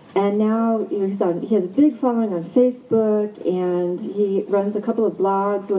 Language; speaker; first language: English; native; English